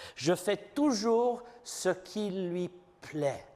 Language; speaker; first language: French; non-native, fluent; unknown